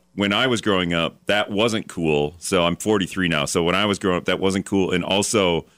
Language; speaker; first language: English; native; English